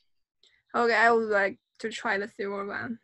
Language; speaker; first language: English; non-native, fluent; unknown